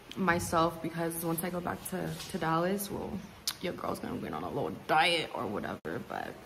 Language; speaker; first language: English; early bilingual, other home language; Spanish